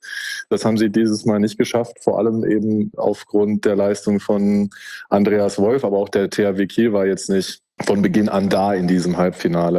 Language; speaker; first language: German; native; German